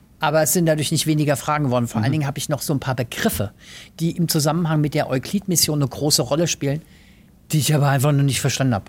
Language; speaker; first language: German; native; German